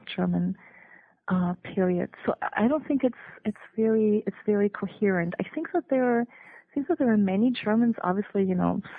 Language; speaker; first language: English; non-native, fluent; German